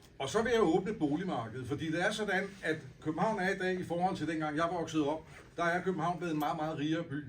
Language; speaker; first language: Danish; native; Danish